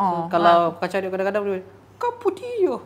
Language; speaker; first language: Malay; native; Malay